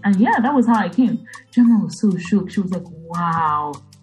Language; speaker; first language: English; non-native, local second language; Bemba